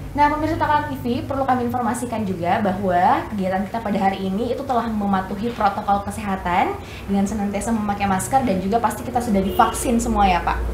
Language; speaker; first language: Indonesian; native; Indonesian